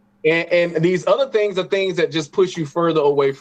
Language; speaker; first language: English; native; English